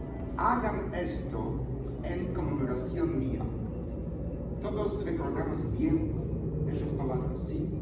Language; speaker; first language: Spanish; non-native, fluent; Polish